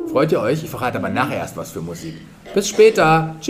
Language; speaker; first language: German; native; German